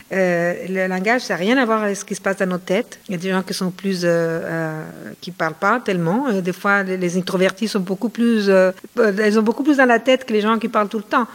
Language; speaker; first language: French; non-native, fluent; Spanish